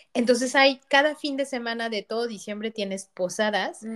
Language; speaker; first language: Spanish; native; Spanish